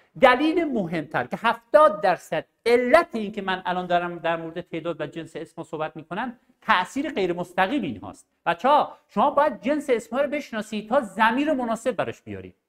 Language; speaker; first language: Persian; non-native, local second language; Arabic